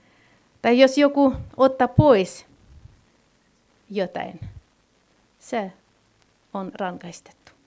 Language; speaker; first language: Finnish; non-native, fluent; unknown